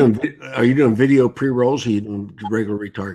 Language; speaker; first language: English; native; English